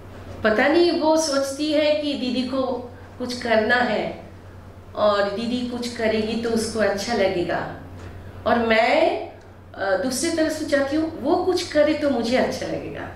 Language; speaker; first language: Hindi; non-native, local second language; Bangla